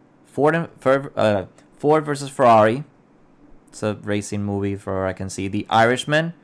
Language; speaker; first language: English; non-native, local second language; Spanish